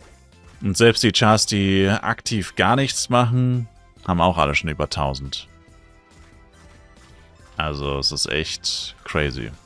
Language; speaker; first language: German; native; German